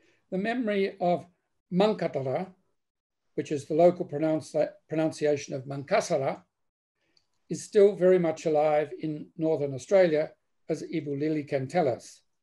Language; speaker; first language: English; native; English